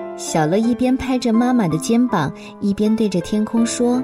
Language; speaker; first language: Chinese; native; Chinese